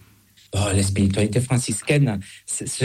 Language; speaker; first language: French; non-native, fluent; Spanish